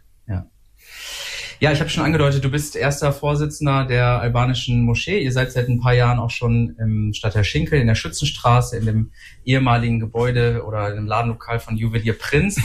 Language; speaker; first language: German; native; German